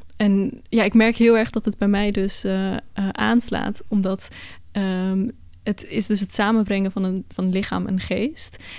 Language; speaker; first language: Dutch; early bilingual, other home language; Persian